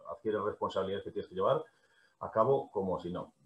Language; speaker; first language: Spanish; native; Spanish